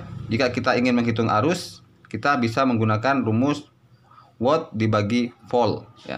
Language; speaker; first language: Indonesian; native; Indonesian